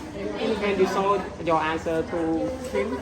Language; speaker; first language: English; non-native, learner; Khmer